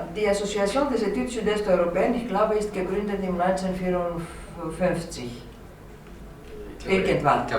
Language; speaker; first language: German; non-native, fluent; Greek